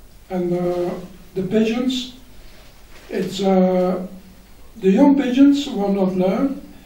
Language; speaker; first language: English; non-native, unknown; Dutch